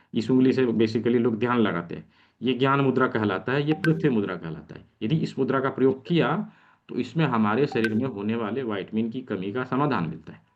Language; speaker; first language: Hindi; native; Hindi